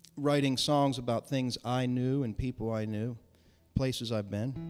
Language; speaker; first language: English; native; English